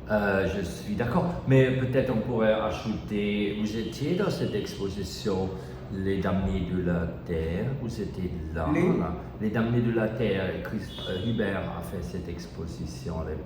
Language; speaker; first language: French; non-native, learner; German